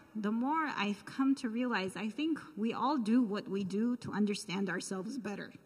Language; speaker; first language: English; early bilingual, other home language; Armenian